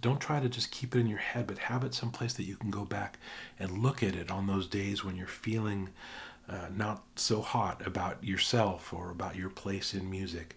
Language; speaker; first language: English; native; English